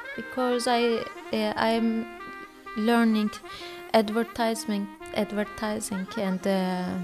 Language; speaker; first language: English; non-native, learner; Turkish